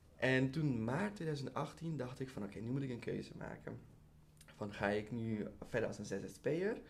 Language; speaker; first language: Dutch; early bilingual, other home language; Persian